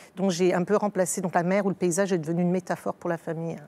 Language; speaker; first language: French; native; French